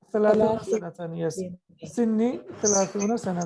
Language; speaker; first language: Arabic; non-native, fluent; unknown